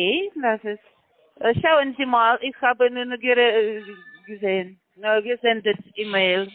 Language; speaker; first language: German; non-native, learner; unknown